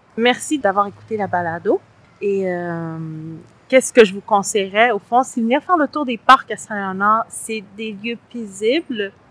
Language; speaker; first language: French; early bilingual, other home language; Spanish